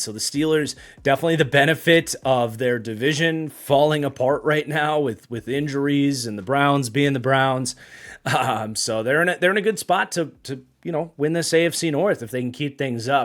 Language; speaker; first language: English; native; English